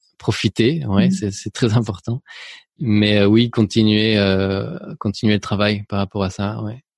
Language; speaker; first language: French; early bilingual, other home language; Spanish